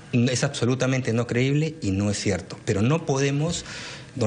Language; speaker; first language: Spanish; native; Spanish